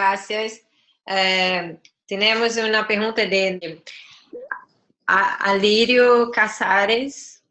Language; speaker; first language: Spanish; non-native, learner; Portuguese